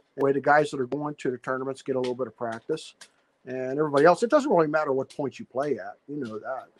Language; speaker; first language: English; native; English